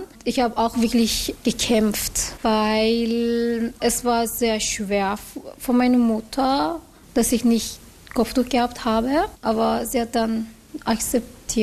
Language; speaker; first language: German; non-native, fluent; Persian